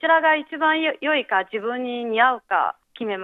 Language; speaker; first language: Japanese; non-native, fluent; Chinese